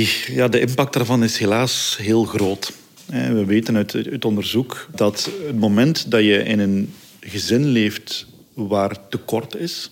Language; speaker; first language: Dutch; native; Dutch